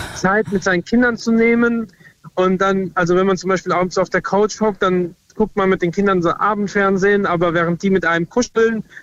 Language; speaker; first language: German; native; German